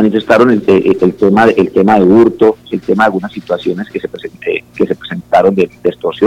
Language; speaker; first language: Spanish; native; Spanish